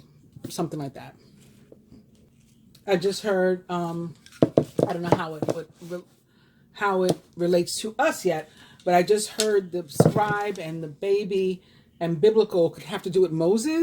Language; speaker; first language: English; native; English